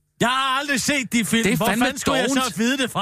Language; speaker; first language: Danish; native; Danish